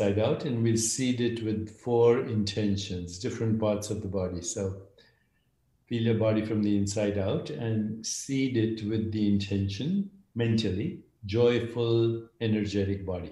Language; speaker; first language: English; non-native, local second language; Hindi